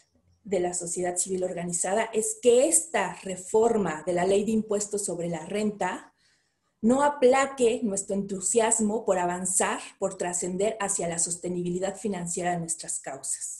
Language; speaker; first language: Spanish; native; Spanish